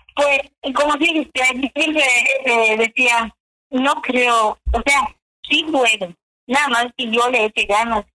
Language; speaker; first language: Spanish; native; Spanish